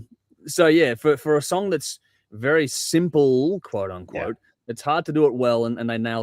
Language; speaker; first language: English; native; English